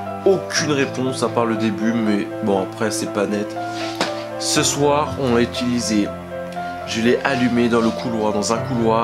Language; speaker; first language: French; native; French